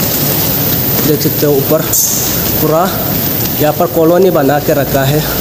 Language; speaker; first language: Hindi; non-native, local second language; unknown